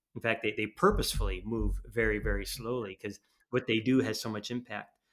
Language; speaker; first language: English; native; English